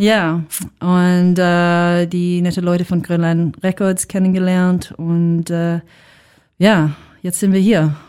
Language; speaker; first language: German; non-native, fluent; English